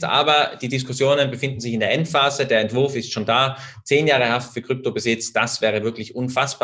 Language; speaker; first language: German; native; German